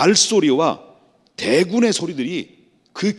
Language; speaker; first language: Korean; native; Korean